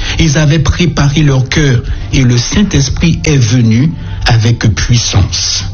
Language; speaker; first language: French; native; French